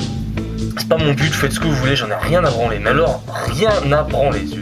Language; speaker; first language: French; native; French